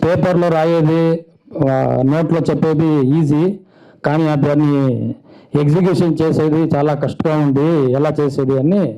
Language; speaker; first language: Telugu; non-native, local second language; Kannada